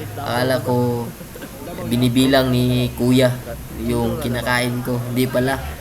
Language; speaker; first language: Filipino; non-native, local second language; Cebuano